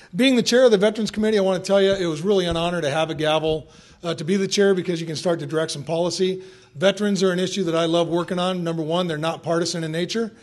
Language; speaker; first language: English; native; English